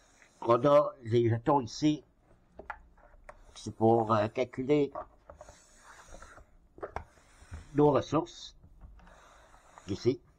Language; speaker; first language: French; native; French